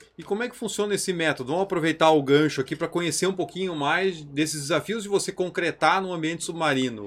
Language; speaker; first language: Portuguese; native; Portuguese